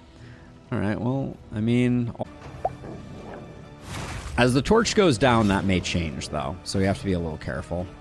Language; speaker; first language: English; native; English